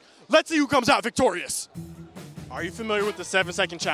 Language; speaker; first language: English; native; English